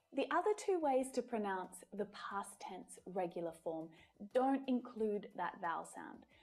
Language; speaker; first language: English; native; English